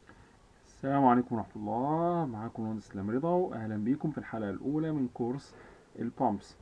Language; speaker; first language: Arabic; native; Arabic